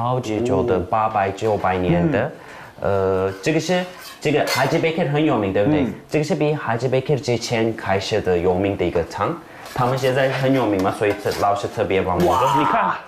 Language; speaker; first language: Chinese; non-native, fluent; Turkish